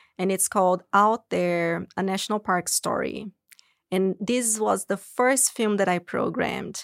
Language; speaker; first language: English; non-native, fluent; Portuguese